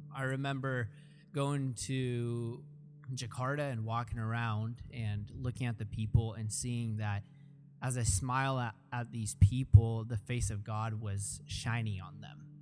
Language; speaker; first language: English; early bilingual, other home language; Russian